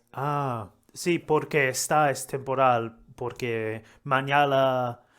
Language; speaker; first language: Spanish; non-native, learner; English